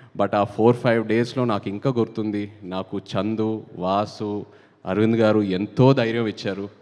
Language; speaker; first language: Telugu; native; Telugu